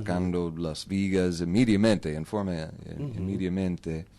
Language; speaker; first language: Spanish; non-native, learner; English